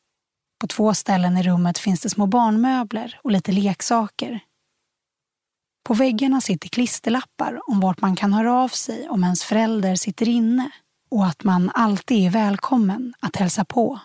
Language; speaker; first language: Swedish; native; Swedish